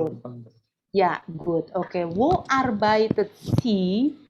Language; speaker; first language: German; non-native, learner; Indonesian